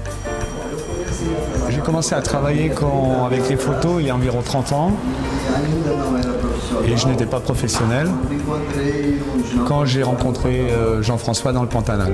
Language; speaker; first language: French; non-native, fluent; Portuguese